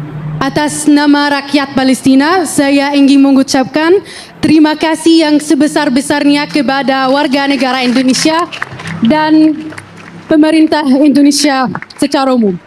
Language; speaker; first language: Indonesian; non-native, fluent; Arabic